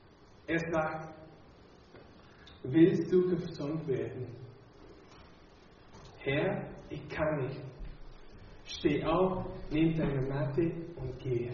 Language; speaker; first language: German; non-native, fluent; English